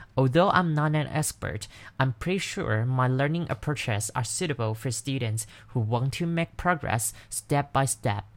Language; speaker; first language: English; non-native, fluent; Chinese